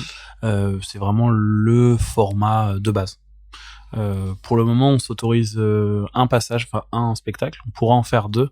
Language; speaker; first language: French; native; French